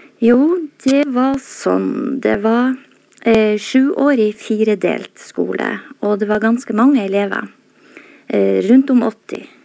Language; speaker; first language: Norwegian; native; Norwegian